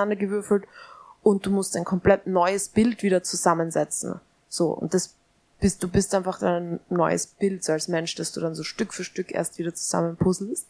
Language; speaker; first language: German; native; German